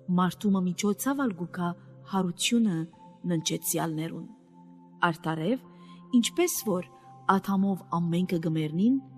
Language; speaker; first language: Armenian; native; Armenian